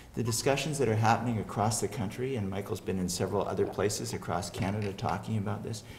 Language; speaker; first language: English; native; English